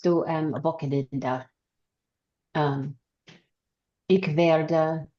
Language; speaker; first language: German; non-native, learner; English